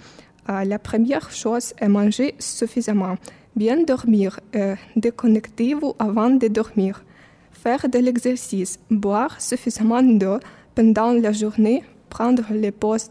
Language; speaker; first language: French; non-native, fluent; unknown